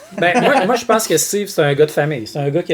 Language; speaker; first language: French; native; French